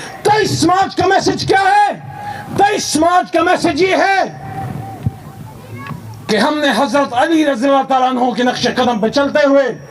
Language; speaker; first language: Urdu; native; Urdu